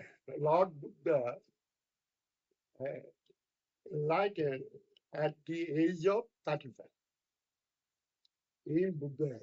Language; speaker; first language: English; non-native, fluent; Bangla